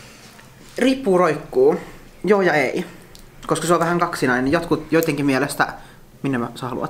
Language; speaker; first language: Finnish; native; Finnish